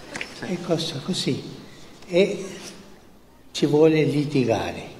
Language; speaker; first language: Italian; non-native, fluent; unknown